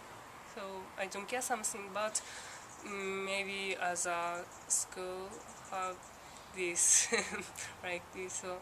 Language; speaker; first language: English; non-native, learner; Japanese